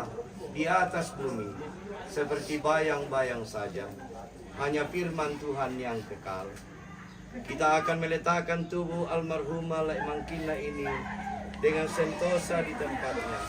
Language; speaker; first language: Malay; non-native, local second language; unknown